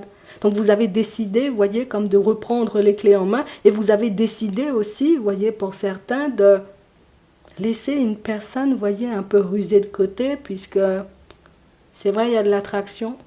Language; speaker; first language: French; native; French